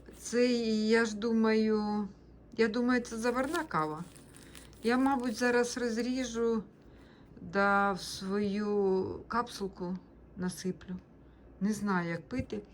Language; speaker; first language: Ukrainian; native; Ukrainian